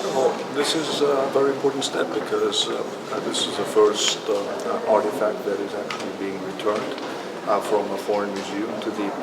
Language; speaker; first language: English; non-native, fluent; Greek